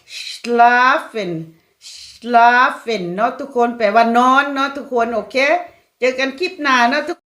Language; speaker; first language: Thai; non-native, local second language; Lao